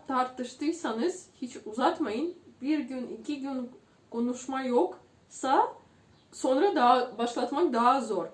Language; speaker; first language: Turkish; non-native, fluent; Russian